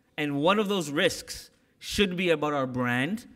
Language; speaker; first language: English; native; English